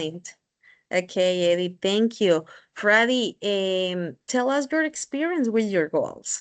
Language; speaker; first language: English; non-native, learner; Spanish